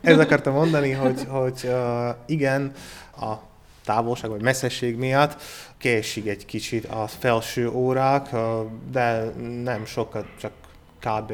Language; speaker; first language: Hungarian; non-native, learner; Slovak